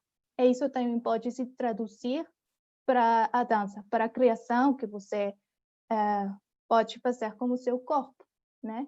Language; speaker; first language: Portuguese; non-native, fluent; Spanish